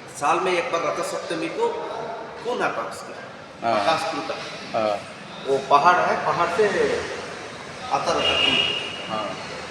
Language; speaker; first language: Hindi; non-native, learner; Telugu